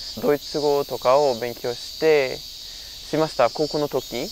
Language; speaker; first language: Japanese; non-native, fluent; Norwegian